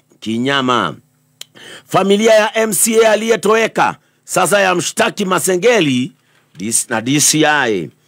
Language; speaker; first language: Swahili; non-native, local second language; Kikuyu